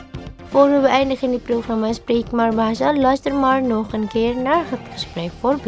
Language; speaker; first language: Dutch; non-native, learner; Indonesian